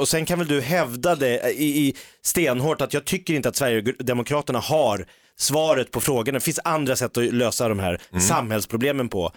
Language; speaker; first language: Swedish; native; Swedish